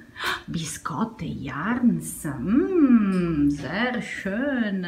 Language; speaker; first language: German; non-native, learner; Italian